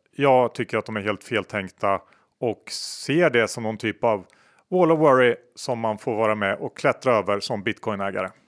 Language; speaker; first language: Swedish; native; Swedish